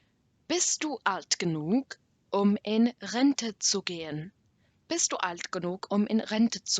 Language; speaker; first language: German; non-native, learner; English